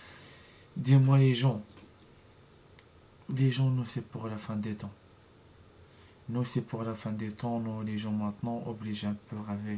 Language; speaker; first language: French; non-native, learner; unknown